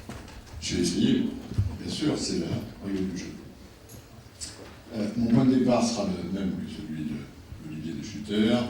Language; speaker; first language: French; native; French